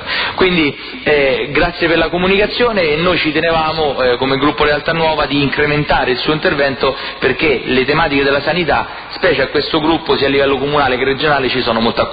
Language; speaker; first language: Italian; native; Italian